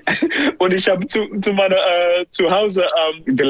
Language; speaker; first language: German; non-native, learner; English